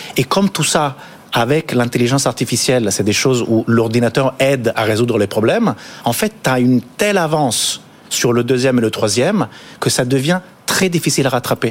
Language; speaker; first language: French; non-native, fluent; Italian